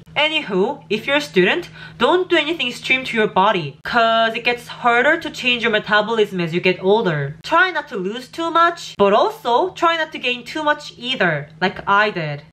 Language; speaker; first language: English; non-native, fluent; Korean